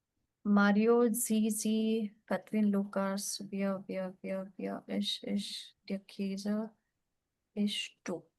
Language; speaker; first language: German; non-native, fluent; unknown